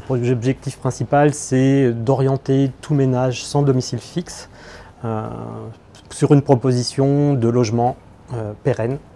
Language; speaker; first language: French; native; French